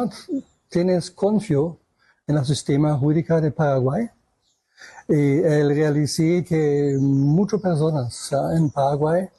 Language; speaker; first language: Spanish; non-native, learner; German